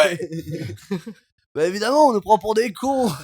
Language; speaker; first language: French; native; French